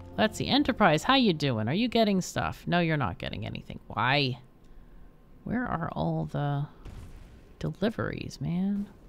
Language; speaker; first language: English; native; English